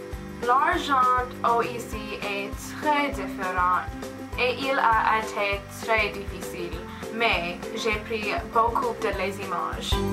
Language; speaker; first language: French; non-native, learner; English